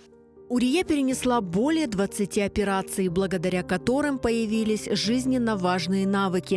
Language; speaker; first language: Russian; native; Russian